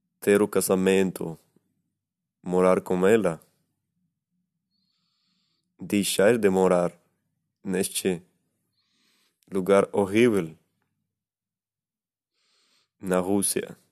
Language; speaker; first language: Portuguese; non-native, learner; Russian